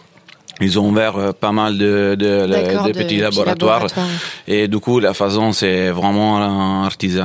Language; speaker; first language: French; non-native, fluent; Italian